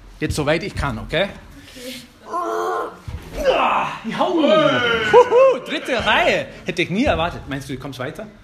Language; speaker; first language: German; non-native, fluent; English